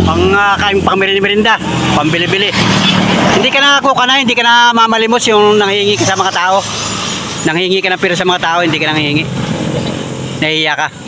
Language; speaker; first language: Filipino; native; Filipino